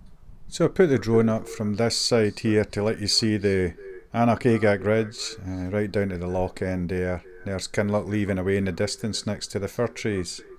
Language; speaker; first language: English; native; English